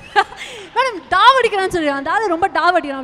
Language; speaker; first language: Tamil; native; Tamil